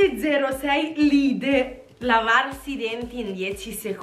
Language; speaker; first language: Italian; native; Italian